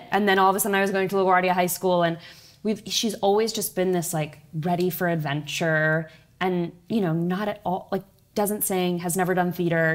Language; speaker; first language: English; native; English